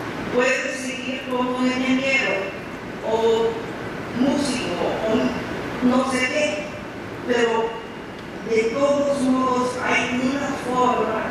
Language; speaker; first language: Spanish; non-native, fluent; English